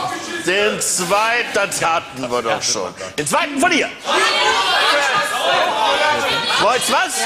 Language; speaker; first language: German; native; German